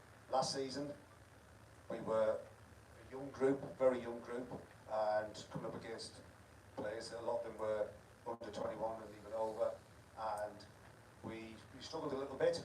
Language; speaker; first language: English; native; English